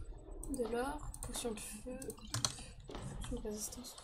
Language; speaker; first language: French; native; French